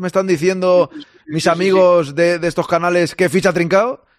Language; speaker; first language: Spanish; native; Spanish